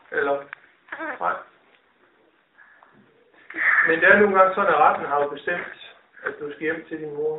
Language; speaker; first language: Danish; native; Danish